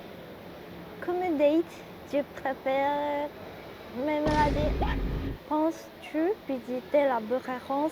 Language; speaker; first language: French; non-native, learner; Japanese